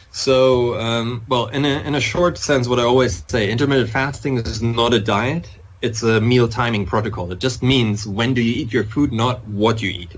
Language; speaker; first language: English; non-native, fluent; German